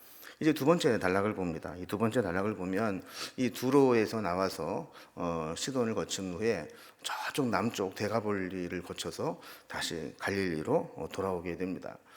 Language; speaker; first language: Korean; native; Korean